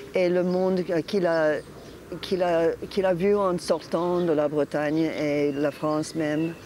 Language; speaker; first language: French; non-native, fluent; English